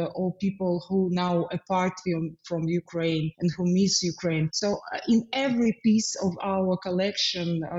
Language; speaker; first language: English; non-native, fluent; Ukrainian